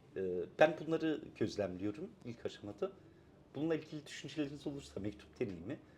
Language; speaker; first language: Turkish; non-native, local second language; Kurdish